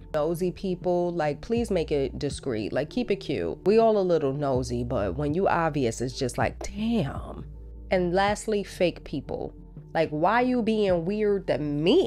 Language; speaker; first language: English; native; English